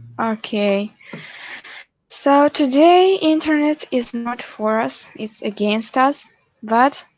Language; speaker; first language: English; non-native, fluent; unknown